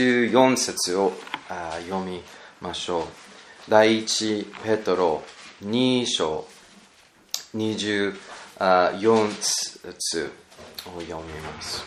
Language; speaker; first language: Japanese; non-native, learner; English